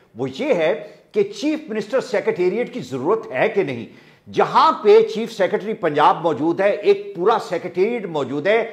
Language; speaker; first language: Urdu; native; Urdu